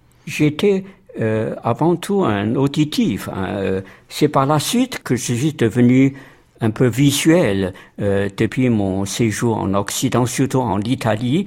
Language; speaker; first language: French; non-native, fluent; Chinese